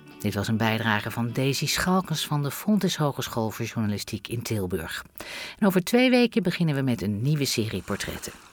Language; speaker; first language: Dutch; native; Dutch